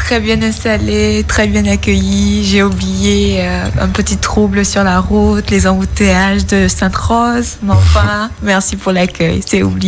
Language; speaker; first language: French; non-native, local second language; Sango